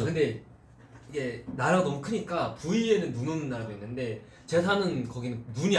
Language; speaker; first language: Korean; early bilingual, heritage; Korean